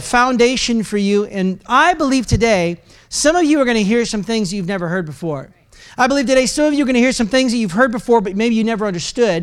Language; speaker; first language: English; native; English